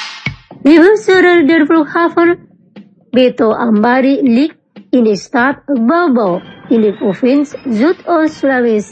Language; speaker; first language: German; non-native, fluent; Indonesian